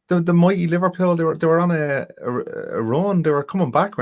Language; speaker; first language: English; native; English